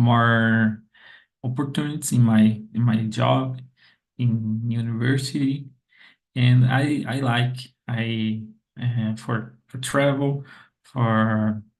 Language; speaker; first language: English; non-native, learner; Portuguese